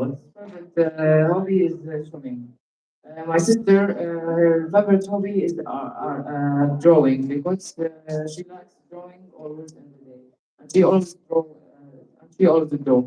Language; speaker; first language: English; non-native, learner; Arabic